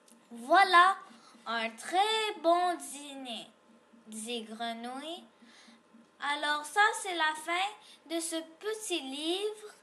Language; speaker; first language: French; non-native, local second language; English